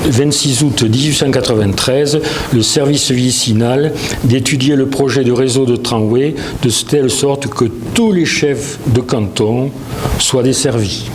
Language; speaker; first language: French; native; French